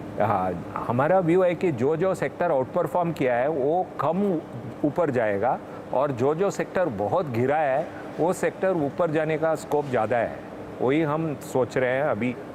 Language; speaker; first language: Hindi; non-native, local second language; Tamil